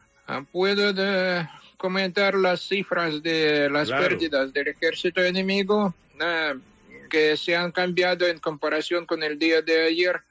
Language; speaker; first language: Spanish; non-native, fluent; Ukrainian